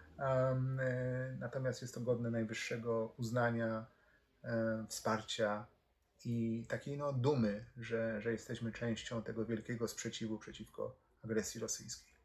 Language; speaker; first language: Polish; native; Polish